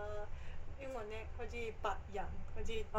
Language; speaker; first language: Cantonese; non-native, fluent; Japanese